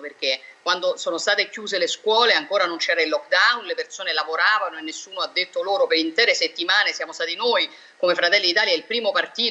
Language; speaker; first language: Italian; native; Italian